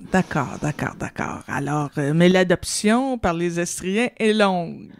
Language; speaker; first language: French; native; French